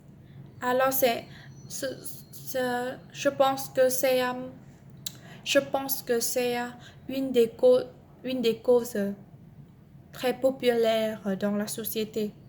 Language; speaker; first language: French; non-native, learner; Vietnamese